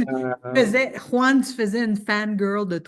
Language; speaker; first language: French; native; French